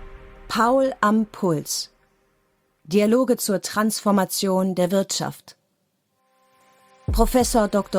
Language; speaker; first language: German; native; German